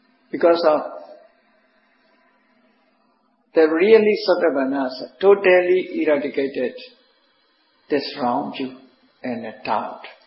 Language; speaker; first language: English; non-native, fluent; Burmese